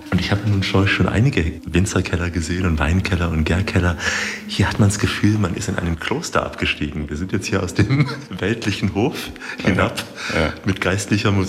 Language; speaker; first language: German; native; German